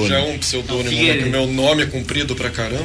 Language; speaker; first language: Portuguese; native; Portuguese